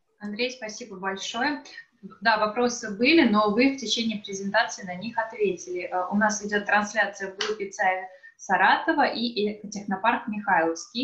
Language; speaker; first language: Russian; native; Russian